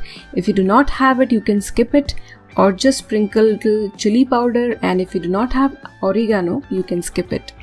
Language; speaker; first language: English; non-native, local second language; Hindi